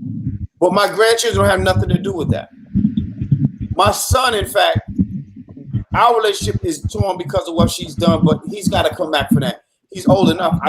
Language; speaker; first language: English; native; English